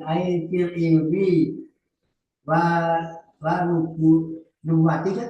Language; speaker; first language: Arabic; non-native, learner; Indonesian